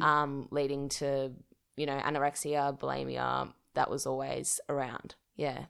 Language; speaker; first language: English; native; English